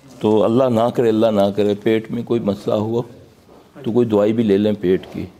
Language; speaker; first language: Urdu; non-native, local second language; Punjabi